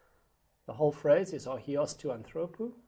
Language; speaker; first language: Greek; non-native, fluent; English